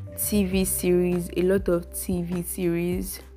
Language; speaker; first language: English; non-native, local second language; Yoruba